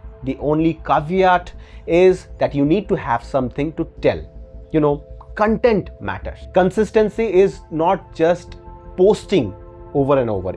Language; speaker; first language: English; non-native, local second language; Hindi